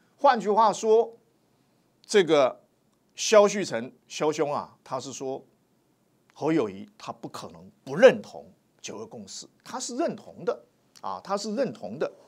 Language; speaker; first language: Chinese; native; Chinese